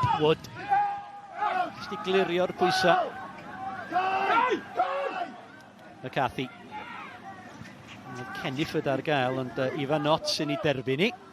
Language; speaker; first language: Welsh; native; Welsh